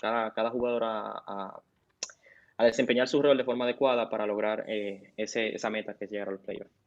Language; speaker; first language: Spanish; native; Spanish